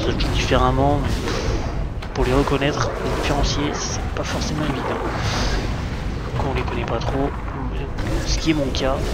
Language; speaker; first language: French; native; French